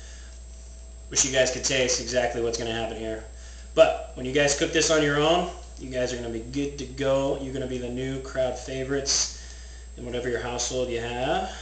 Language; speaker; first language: English; native; English